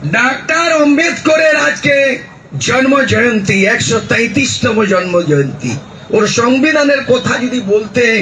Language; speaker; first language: Bangla; non-native, local second language; Santali